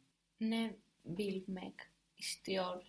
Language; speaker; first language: Turkish; non-native, learner; English